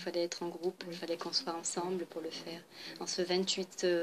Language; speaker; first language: French; native; French